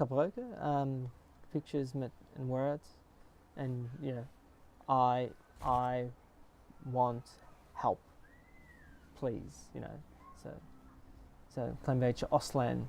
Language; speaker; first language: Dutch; early bilingual, heritage; English